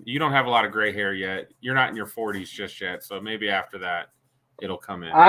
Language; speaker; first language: English; native; English